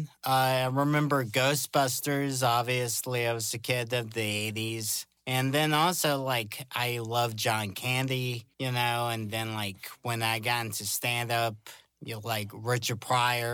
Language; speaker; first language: English; native; English